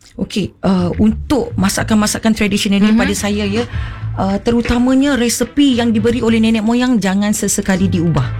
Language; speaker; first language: Malay; native; Malay